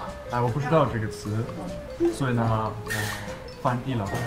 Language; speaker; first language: Chinese; non-native, learner; German